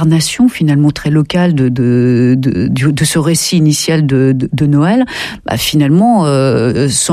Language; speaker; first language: French; native; French